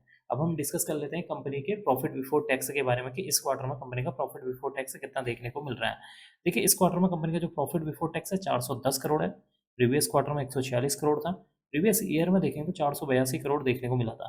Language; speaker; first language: Hindi; native; Hindi